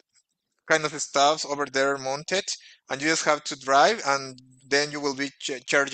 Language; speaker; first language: English; non-native, fluent; Portuguese